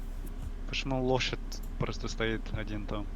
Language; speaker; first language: Russian; non-native, learner; English